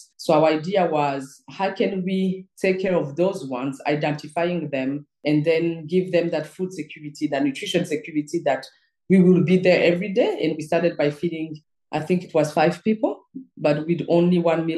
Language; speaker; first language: English; non-native, local second language; Kinyarwanda